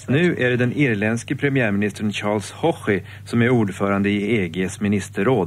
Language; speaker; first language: Swedish; native; Swedish